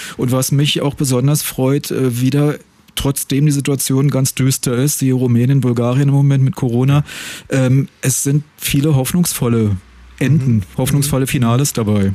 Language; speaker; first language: German; native; German